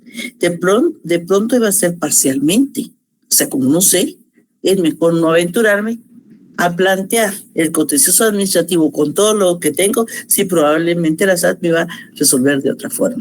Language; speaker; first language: Spanish; native; Spanish